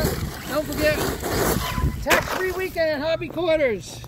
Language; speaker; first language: English; native; English